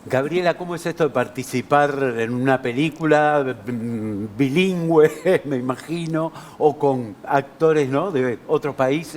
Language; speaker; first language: Spanish; native; Spanish